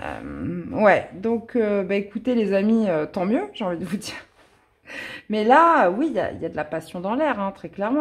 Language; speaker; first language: French; native; French